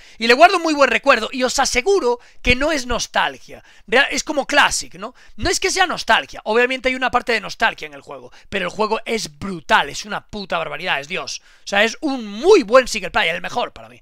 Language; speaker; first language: Spanish; native; Spanish